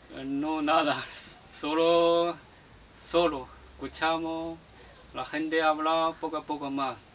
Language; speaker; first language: Spanish; non-native, learner; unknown